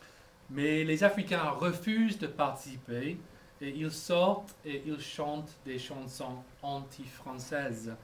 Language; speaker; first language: French; non-native, fluent; English